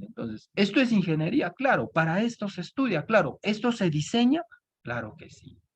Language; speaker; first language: Spanish; native; Spanish